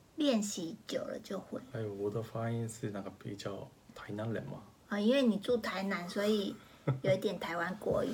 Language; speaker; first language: Chinese; non-native, learner; Japanese